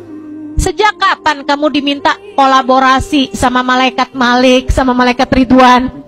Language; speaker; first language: Indonesian; native; Indonesian